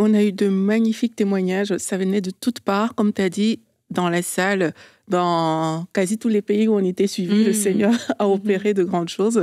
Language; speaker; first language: French; native; French